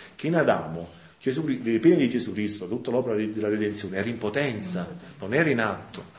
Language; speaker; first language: Italian; native; Italian